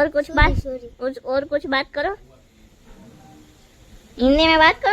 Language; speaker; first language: Hindi; non-native, local second language; Gujarati